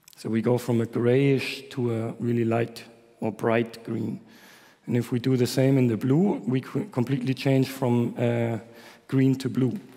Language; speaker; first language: English; non-native, fluent; German